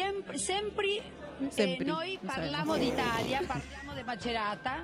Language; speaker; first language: Italian; non-native, learner; Spanish